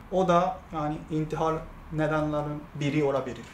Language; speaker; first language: Turkish; non-native, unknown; Japanese